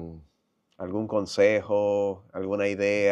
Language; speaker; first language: Spanish; native; Spanish